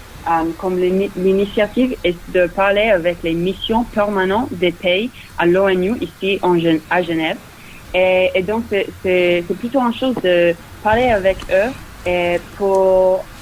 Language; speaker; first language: French; non-native, fluent; English